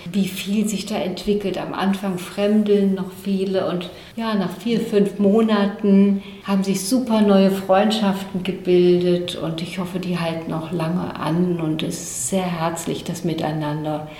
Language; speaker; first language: German; native; German